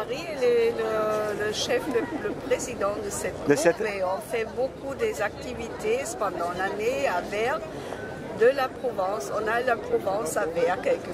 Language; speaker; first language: French; non-native, learner; German